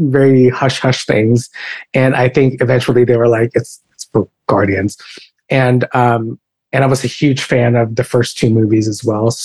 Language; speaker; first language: English; non-native, local second language; Filipino